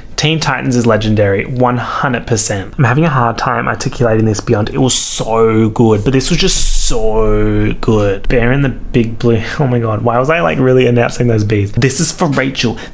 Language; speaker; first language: English; native; English